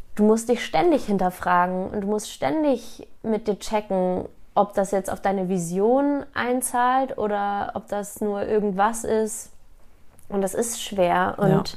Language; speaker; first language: German; native; German